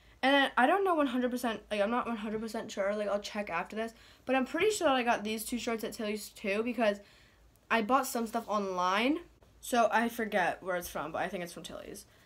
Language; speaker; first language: English; native; English